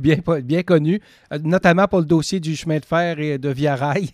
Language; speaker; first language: French; native; French